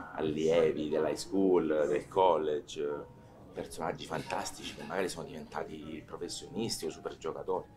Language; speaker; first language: Italian; native; Italian